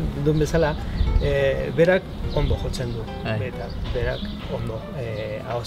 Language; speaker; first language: Basque; non-native, learner; Spanish